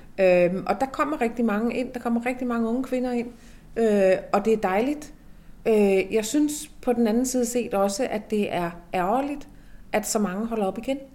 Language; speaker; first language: Danish; native; Danish